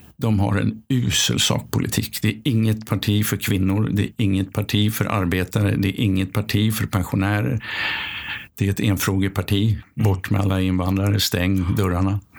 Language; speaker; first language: Swedish; native; Swedish